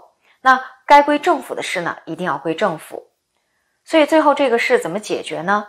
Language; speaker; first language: Chinese; native; Chinese